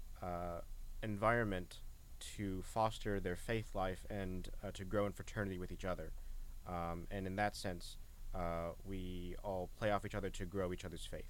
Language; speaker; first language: English; native; English